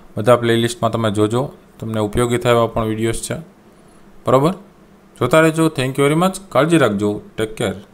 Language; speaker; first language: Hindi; non-native, local second language; Gujarati